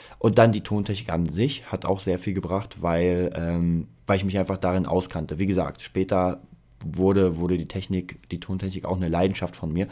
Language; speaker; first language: German; early bilingual, other home language; Polish